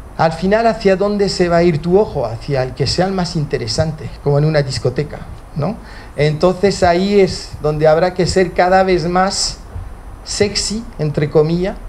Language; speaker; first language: Spanish; early bilingual, heritage; Spanish